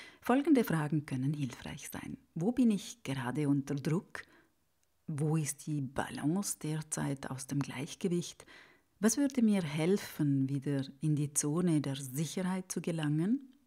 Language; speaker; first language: German; native; German